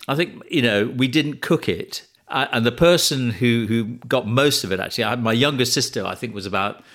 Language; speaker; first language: English; early bilingual, other home language; Tamil